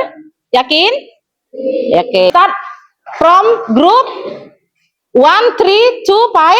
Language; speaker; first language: English; non-native, learner; Indonesian